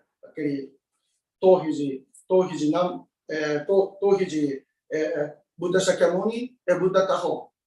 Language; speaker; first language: Portuguese; non-native, learner; Japanese